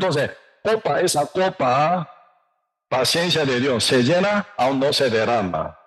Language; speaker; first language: Spanish; non-native, learner; Korean